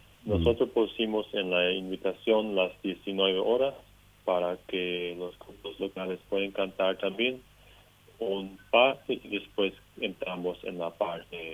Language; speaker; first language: Spanish; non-native, local second language; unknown